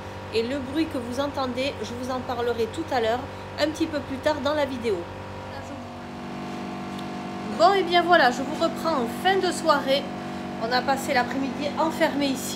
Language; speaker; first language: French; native; French